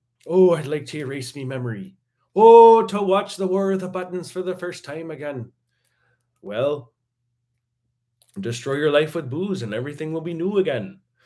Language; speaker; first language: English; native; English